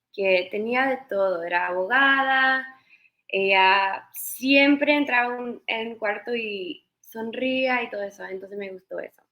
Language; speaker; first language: Spanish; early bilingual, heritage; Spanish